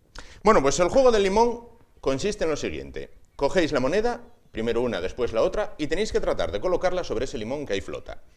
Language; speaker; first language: Spanish; native; Spanish